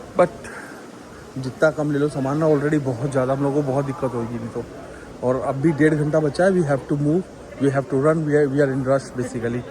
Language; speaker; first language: Hindi; native; Hindi